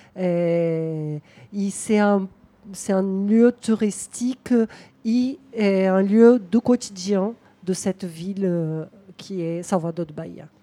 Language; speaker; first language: French; non-native, fluent; Portuguese